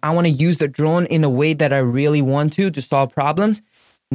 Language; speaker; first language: English; non-native, local second language; Gujarati